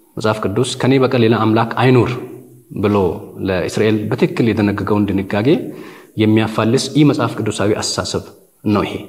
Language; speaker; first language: Amharic; non-native, local second language; Hadiyya